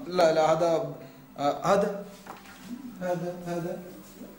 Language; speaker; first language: Arabic; non-native, learner; Bangla